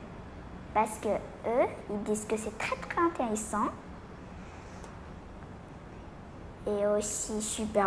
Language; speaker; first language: French; non-native, learner; Chinese